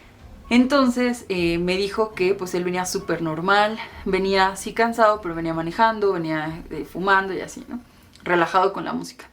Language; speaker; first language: Spanish; native; Spanish